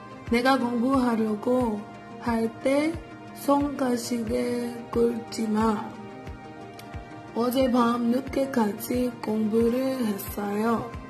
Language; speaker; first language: Korean; non-native, learner; English